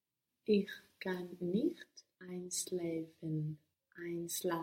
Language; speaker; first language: German; non-native, learner; English